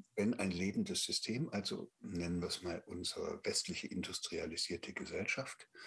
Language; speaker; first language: German; native; German